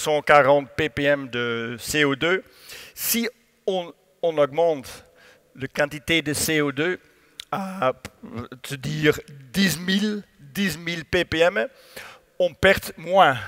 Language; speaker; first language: French; non-native, learner; Dutch